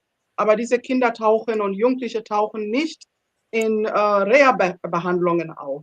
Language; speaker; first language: German; non-native, fluent; Ganda